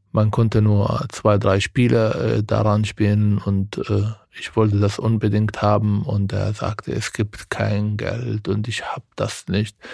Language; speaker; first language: German; non-native, fluent; Arabic